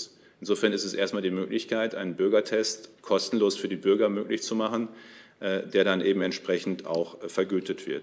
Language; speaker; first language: German; native; German